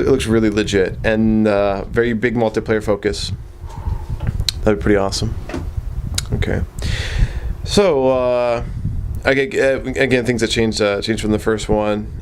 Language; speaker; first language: English; native; English